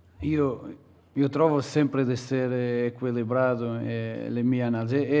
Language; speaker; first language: Italian; non-native, learner; Portuguese